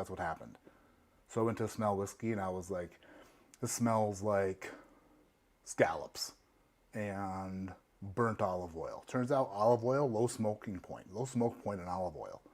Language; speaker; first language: English; native; English